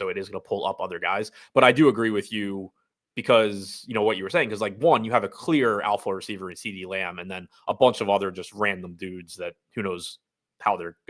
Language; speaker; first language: English; native; English